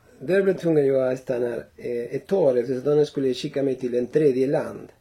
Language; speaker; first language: Swedish; non-native, fluent; Spanish